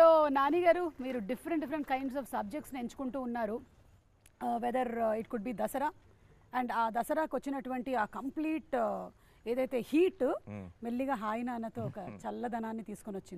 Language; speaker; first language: Telugu; native; Telugu